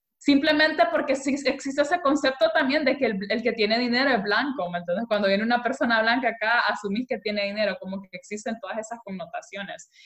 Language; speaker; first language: Spanish; native; Spanish